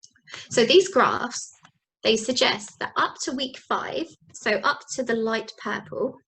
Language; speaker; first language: English; native; English